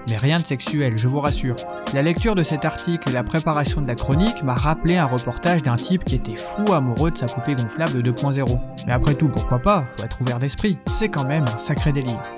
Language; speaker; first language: French; native; French